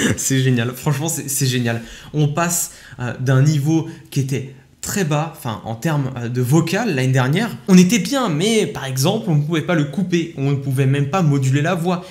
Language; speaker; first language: French; native; French